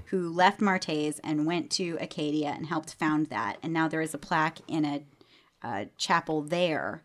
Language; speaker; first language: English; native; English